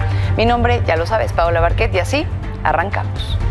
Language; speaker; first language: Spanish; native; Spanish